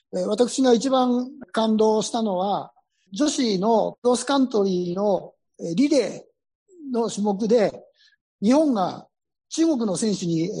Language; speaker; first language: Japanese; native; Japanese